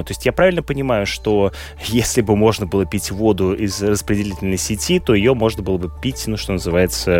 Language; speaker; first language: Russian; native; Russian